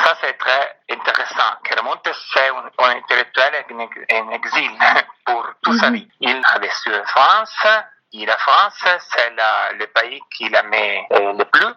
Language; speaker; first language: French; non-native, fluent; Italian